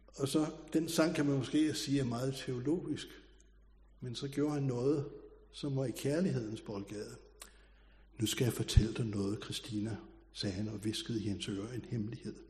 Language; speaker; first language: Danish; native; Danish